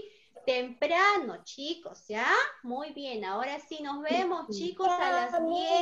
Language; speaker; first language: Spanish; native; Spanish